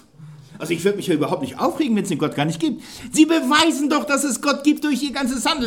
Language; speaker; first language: German; native; German